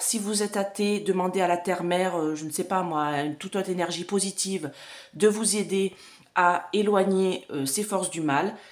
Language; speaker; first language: French; native; French